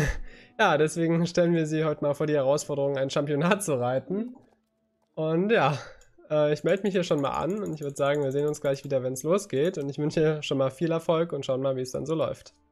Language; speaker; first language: German; native; German